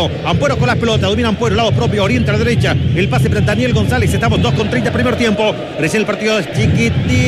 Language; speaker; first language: Spanish; native; Spanish